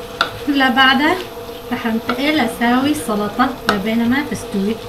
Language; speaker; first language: Arabic; non-native, local second language; Kurdish